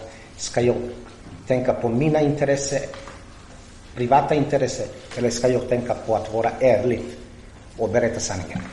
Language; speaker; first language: Swedish; non-native, fluent; Croatian